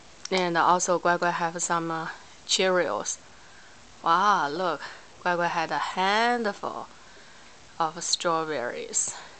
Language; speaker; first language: English; non-native, fluent; Chinese